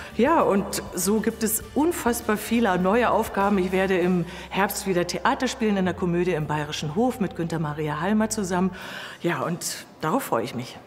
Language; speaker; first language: German; native; German